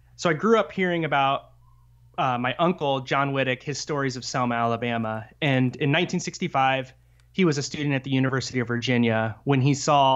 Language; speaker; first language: English; native; English